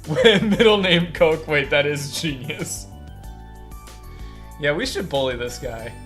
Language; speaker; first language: English; native; English